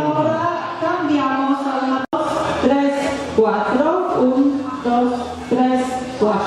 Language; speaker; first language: Spanish; non-native, learner; Polish